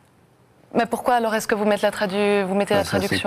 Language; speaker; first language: French; native; French